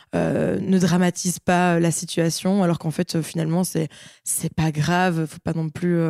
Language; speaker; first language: French; native; French